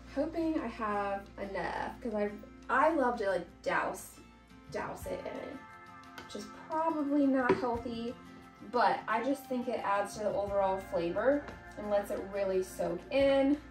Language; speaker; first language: English; native; English